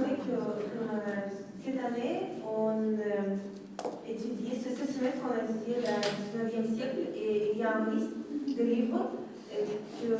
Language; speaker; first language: French; non-native, learner; Russian